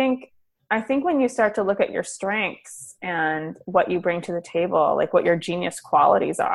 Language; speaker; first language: English; native; English